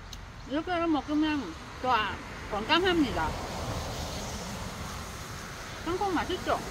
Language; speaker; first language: Korean; non-native, learner; Vietnamese